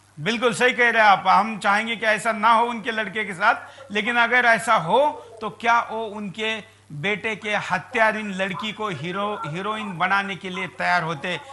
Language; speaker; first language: Hindi; non-native, local second language; Marathi